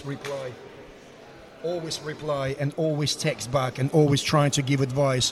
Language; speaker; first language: English; non-native, fluent; Russian